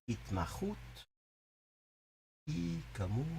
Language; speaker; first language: Hebrew; non-native, learner; English